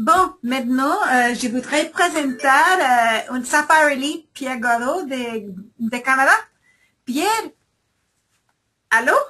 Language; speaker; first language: French; non-native, learner; English